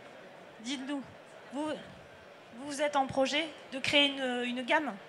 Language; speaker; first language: French; native; French